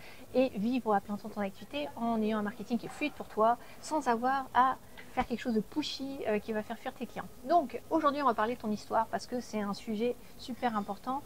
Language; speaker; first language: French; native; French